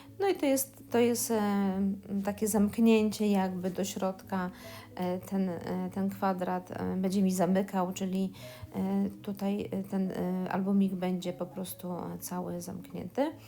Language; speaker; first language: Polish; native; Polish